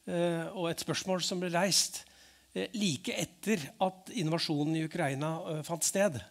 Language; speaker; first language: Norwegian; native; Norwegian